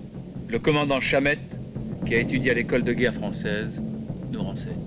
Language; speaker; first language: French; native; French